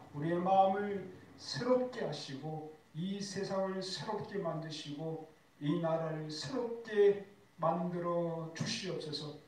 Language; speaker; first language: Korean; native; Korean